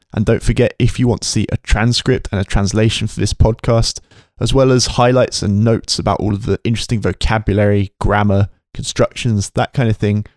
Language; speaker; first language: English; native; English